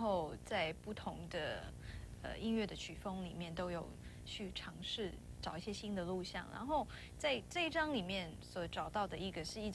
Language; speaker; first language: Chinese; non-native, local second language; Cantonese